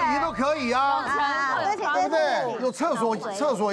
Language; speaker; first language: Chinese; native; Chinese